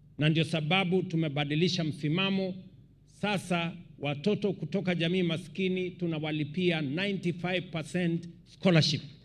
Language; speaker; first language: Swahili; non-native, local second language; Kalenjin